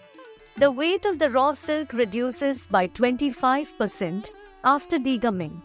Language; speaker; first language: English; non-native, local second language; Marathi